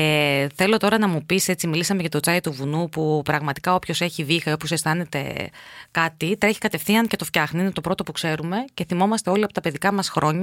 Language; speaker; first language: Greek; native; Greek